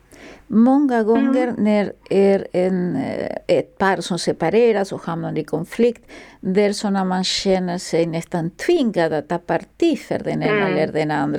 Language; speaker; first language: Swedish; non-native, fluent; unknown